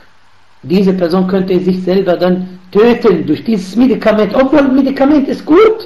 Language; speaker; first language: German; non-native, fluent; Arabic